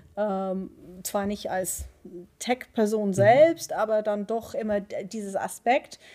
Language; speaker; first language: German; non-native, fluent; Dutch